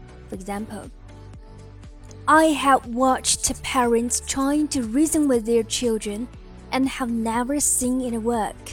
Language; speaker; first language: English; non-native, fluent; Chinese